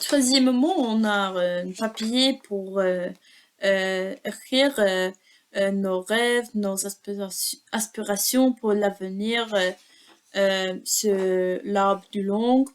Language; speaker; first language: French; non-native, learner; English